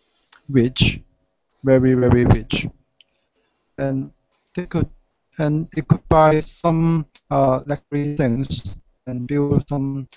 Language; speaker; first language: English; non-native, learner; Chinese